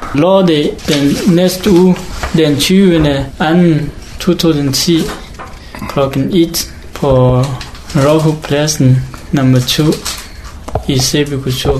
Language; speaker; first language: Danish; non-native, learner; Hakha Chin